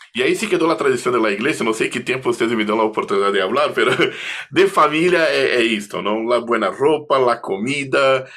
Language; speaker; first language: Spanish; non-native, fluent; Portuguese